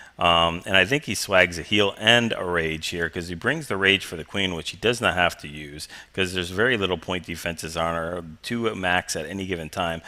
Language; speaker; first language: English; native; English